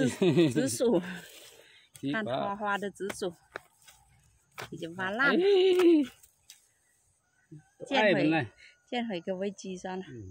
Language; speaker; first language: Chinese; native; Chinese